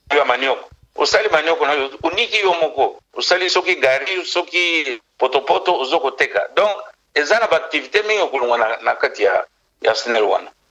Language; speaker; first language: Lingala; non-native, local second language; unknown